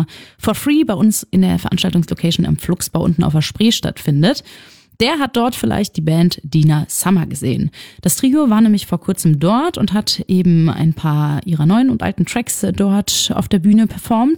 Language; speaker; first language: German; native; German